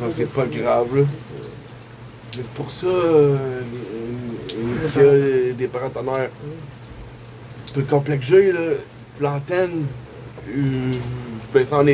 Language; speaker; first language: French; native; French